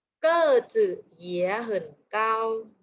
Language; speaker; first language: Chinese; non-native, fluent; Thai